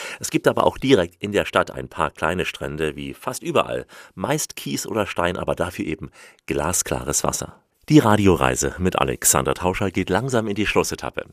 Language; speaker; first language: German; native; German